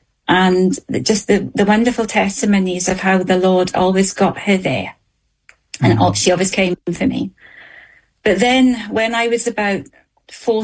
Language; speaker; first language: English; native; English